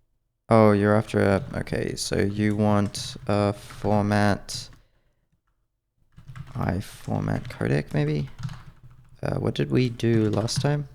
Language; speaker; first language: English; native; English